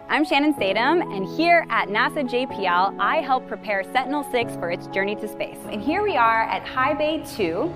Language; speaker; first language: English; native; English